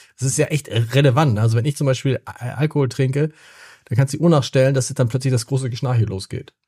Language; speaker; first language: German; native; German